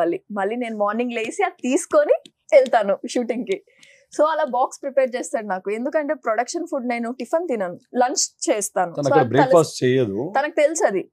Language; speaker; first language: Telugu; native; Telugu